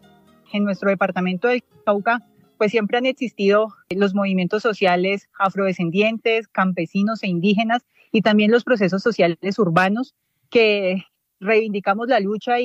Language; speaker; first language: Spanish; native; Spanish